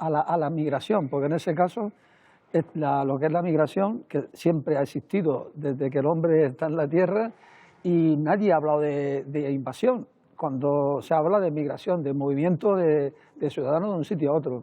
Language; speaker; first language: Spanish; native; Spanish